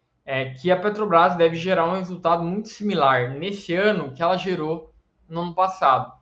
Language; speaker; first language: Portuguese; native; Portuguese